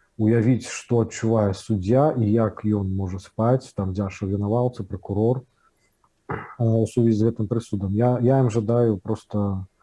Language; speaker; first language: Belarusian; non-native, local second language; Russian